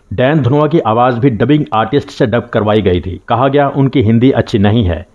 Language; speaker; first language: Hindi; native; Hindi